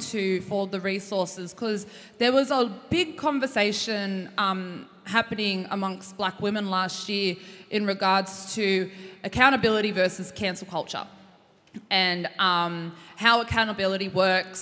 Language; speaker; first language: English; native; English